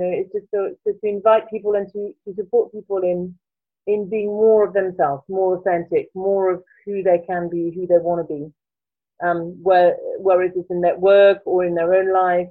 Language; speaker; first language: English; non-native, fluent; French